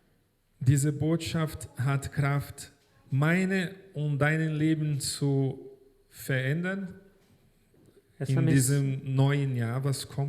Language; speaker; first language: German; non-native, fluent; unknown